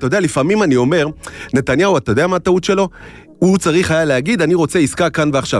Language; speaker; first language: Hebrew; native; Hebrew